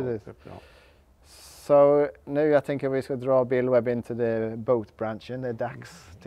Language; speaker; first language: Swedish; non-native, learner; English